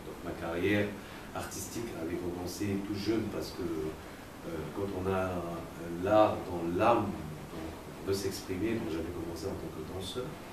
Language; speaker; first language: French; native; French